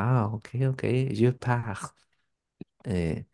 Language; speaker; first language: French; non-native, learner; Spanish